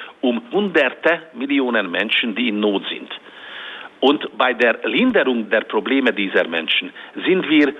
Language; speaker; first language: German; non-native, fluent; Hungarian